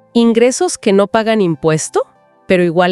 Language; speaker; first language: Spanish; native; Spanish